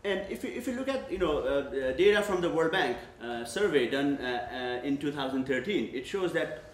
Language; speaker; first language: English; non-native, local second language; Nepali